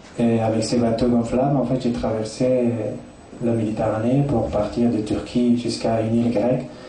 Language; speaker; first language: French; non-native, fluent; Persian